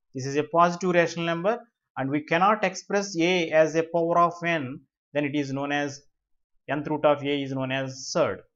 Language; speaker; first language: English; non-native, local second language; Telugu